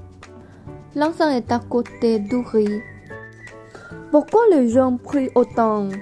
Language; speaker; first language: French; non-native, learner; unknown